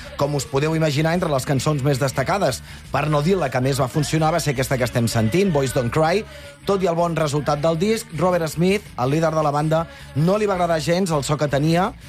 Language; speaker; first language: Catalan; native; Catalan